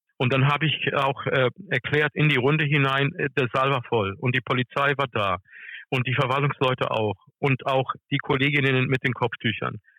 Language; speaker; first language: German; early bilingual, other home language; English